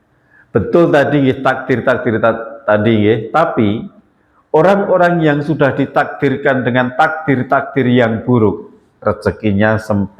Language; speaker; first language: Indonesian; non-native, local second language; Javanese